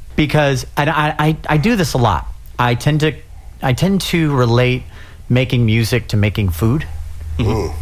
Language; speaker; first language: English; native; English